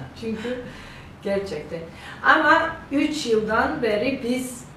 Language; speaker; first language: Turkish; non-native, learner; Georgian